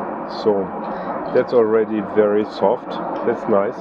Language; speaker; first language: English; non-native, fluent; German